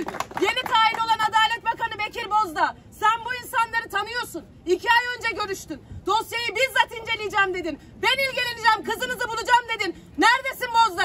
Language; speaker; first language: Turkish; native; Turkish